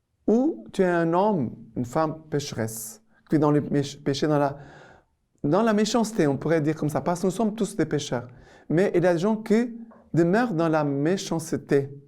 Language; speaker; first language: French; non-native, fluent; Portuguese